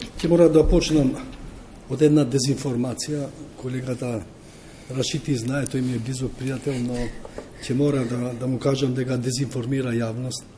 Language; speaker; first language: Macedonian; non-native, local second language; Albanian